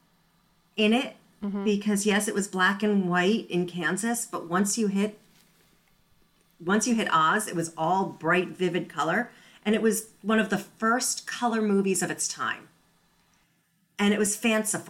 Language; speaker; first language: English; native; English